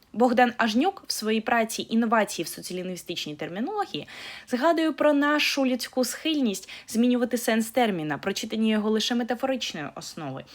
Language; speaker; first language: Ukrainian; native; Ukrainian